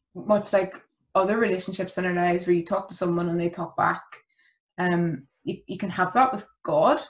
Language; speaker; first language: English; native; English